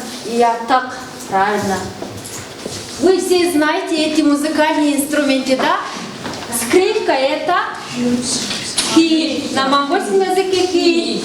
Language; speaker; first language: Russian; non-native, fluent; Mongolian